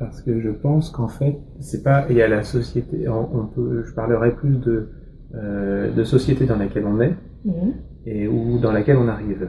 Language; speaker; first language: French; native; French